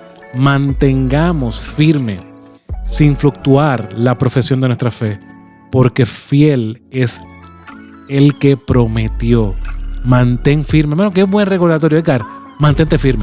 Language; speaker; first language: Spanish; native; Spanish